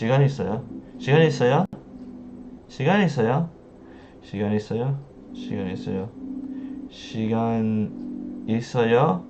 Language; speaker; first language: Korean; non-native, learner; English